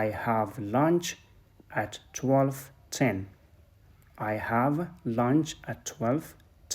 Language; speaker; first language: English; non-native, fluent; Persian